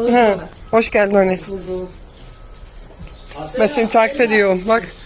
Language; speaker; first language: Turkish; early bilingual, heritage; Turkish